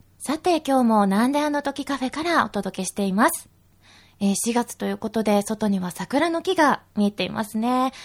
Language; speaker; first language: Japanese; native; Japanese